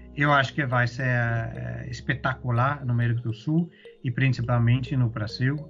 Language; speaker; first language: Portuguese; non-native, fluent; Danish